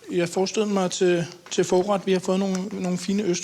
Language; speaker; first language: Danish; native; Danish